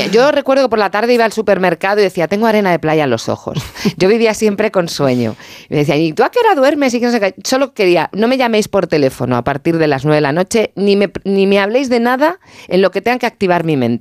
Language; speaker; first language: Spanish; native; Spanish